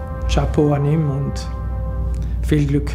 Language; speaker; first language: German; non-native, fluent; French